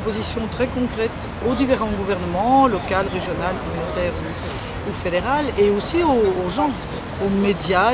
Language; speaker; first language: French; native; French